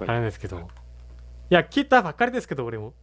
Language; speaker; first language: Japanese; native; Japanese